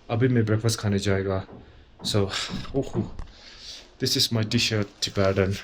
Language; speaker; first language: Hindi; non-native, local second language; Tibetan